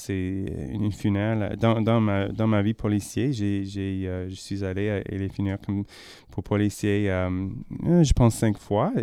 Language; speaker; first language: French; non-native, learner; English